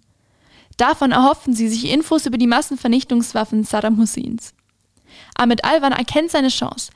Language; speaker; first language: German; native; German